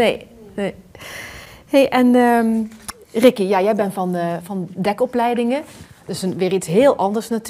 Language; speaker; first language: Dutch; native; Dutch